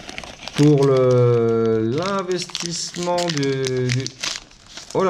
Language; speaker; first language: French; native; French